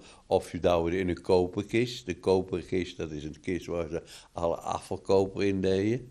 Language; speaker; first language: Dutch; native; Dutch